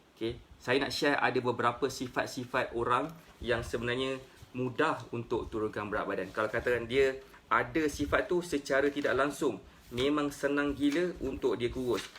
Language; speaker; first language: Malay; native; Malay